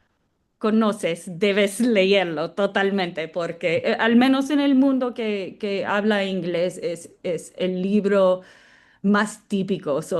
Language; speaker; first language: Spanish; non-native, fluent; English